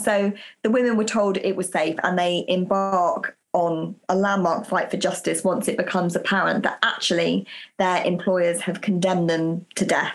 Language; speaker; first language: English; native; English